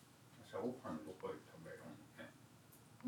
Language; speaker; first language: Japanese; native; Japanese